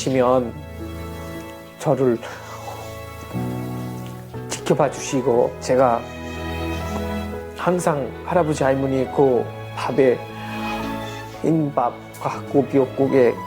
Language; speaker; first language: Korean; non-native, fluent; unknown